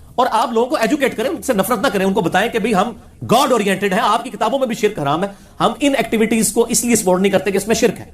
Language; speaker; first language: Urdu; non-native, local second language; Punjabi